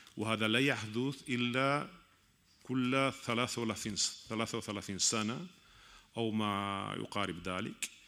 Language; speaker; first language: Arabic; non-native, fluent; Catalan